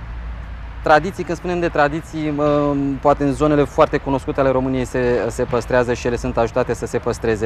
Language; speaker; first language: Romanian; native; Romanian